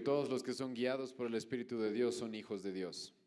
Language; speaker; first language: Spanish; native; Spanish